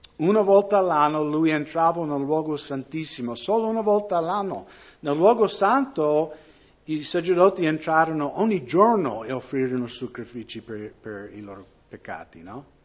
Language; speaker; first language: Italian; non-native, fluent; English